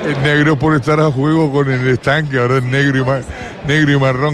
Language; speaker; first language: Spanish; native; Spanish